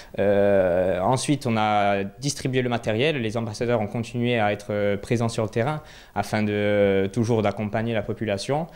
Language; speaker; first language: French; native; French